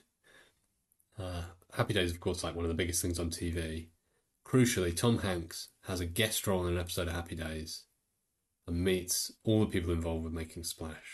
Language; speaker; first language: English; native; English